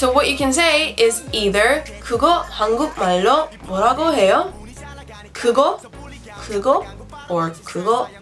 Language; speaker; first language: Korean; non-native, fluent; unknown